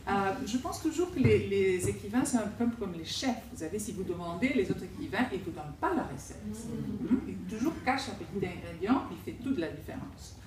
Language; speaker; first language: French; non-native, fluent; Spanish